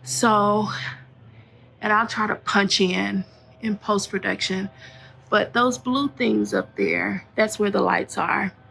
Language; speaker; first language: English; native; English